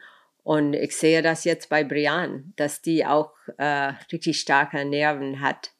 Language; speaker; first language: German; non-native, fluent; English